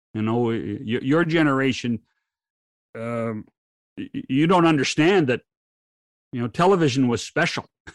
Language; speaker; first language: English; native; English